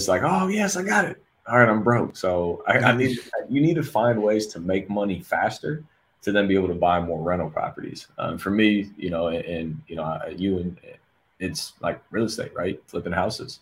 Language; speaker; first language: English; native; English